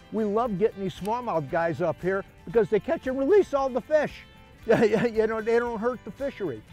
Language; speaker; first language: English; native; English